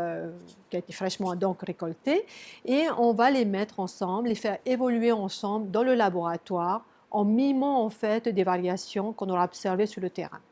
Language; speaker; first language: French; native; French